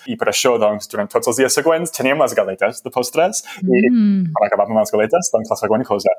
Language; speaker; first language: Catalan; non-native, fluent; English